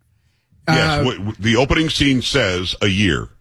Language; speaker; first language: English; native; English